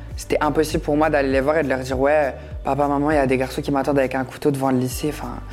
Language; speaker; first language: French; native; French